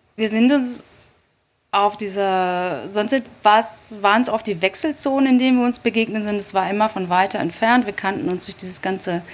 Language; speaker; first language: German; native; German